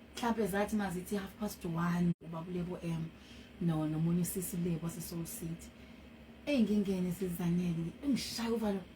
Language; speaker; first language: Zulu; native; Zulu